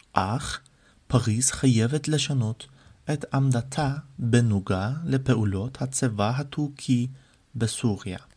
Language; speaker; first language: Hebrew; non-native, fluent; Arabic